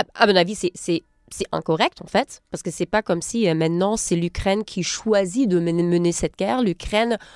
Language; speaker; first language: French; non-native, fluent; German